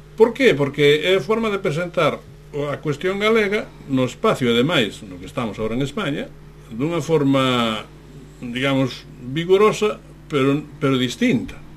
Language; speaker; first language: Galician; native; Galician